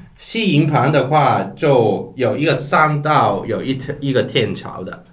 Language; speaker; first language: Chinese; non-native, local second language; Cantonese